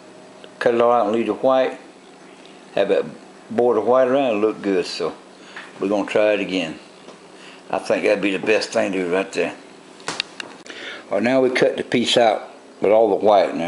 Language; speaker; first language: English; native; English